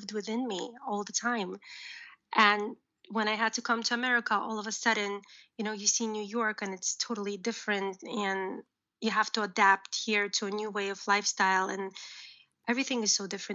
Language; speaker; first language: English; early bilingual, other home language; Uzbek